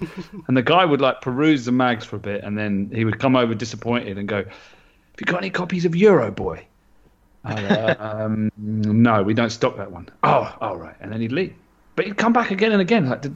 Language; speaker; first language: English; native; English